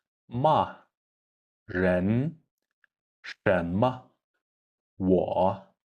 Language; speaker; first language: Chinese; non-native, fluent; Kyrgyz